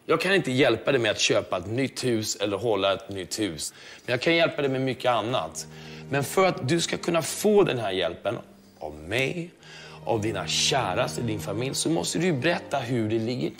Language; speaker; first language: Swedish; native; Swedish